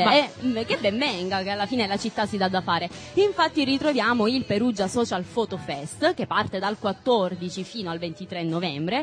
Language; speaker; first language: Italian; native; Italian